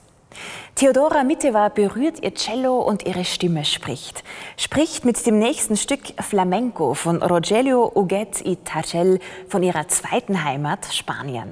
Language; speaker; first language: German; native; German